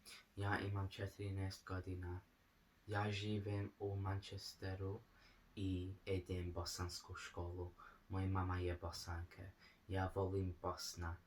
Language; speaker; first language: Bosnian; early bilingual, heritage; English